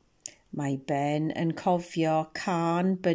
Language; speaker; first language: Welsh; non-native, local second language; English